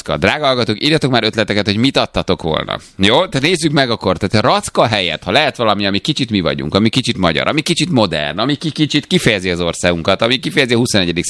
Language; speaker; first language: Hungarian; native; Hungarian